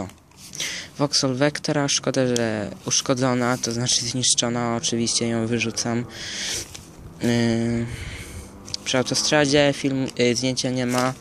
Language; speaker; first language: Polish; early bilingual, heritage; Polish